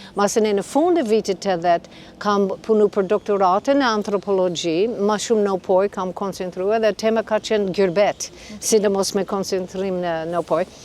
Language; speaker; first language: Albanian; non-native, fluent; English